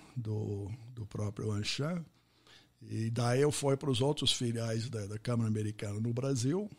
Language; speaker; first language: Portuguese; non-native, fluent; English